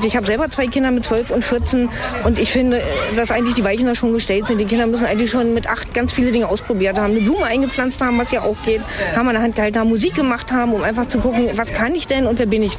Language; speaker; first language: German; native; German